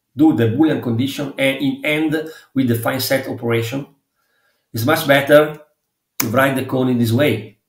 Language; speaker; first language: English; non-native, fluent; Italian